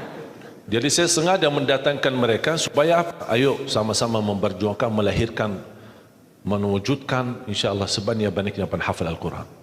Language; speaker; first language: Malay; non-native, fluent; Arabic